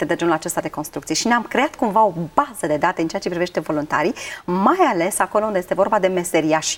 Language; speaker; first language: Romanian; native; Romanian